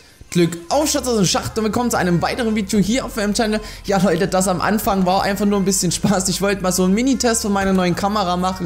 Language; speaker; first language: German; native; German